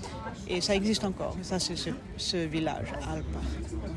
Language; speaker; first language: French; non-native, fluent; German